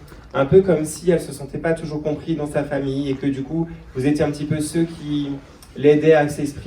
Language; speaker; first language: French; native; French